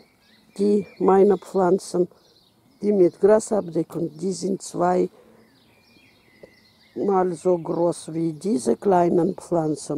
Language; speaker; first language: German; non-native, learner; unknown